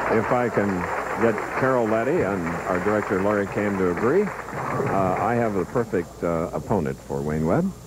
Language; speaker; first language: English; native; English